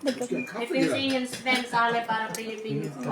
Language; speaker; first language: Swedish; non-native, fluent; Filipino